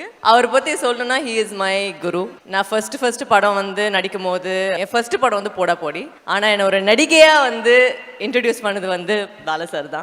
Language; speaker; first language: Tamil; native; Tamil